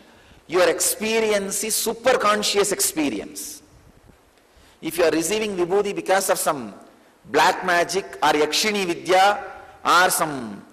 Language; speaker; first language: English; non-native, local second language; Tamil